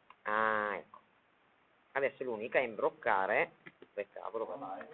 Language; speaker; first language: Italian; native; Italian